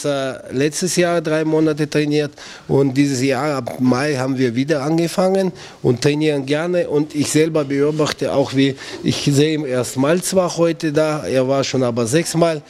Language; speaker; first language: German; non-native, fluent; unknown